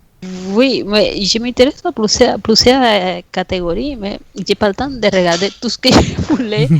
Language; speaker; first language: French; non-native, fluent; Spanish